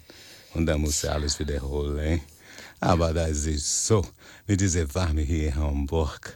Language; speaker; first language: German; non-native, fluent; Portuguese